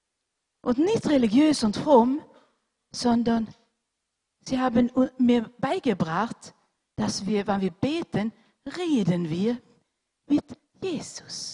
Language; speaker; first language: German; non-native, fluent; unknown